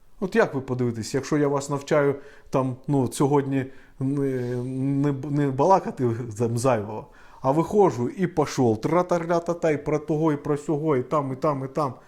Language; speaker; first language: Ukrainian; non-native, local second language; Russian